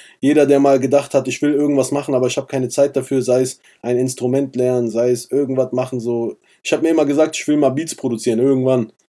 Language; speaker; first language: German; early bilingual, other home language; Persian